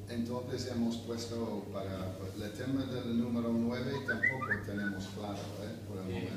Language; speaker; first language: Spanish; non-native, fluent; English